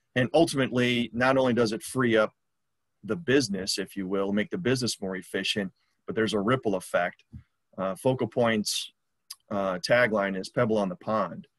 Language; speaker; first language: English; native; English